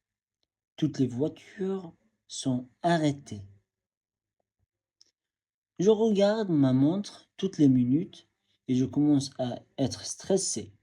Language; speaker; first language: French; non-native, fluent; Arabic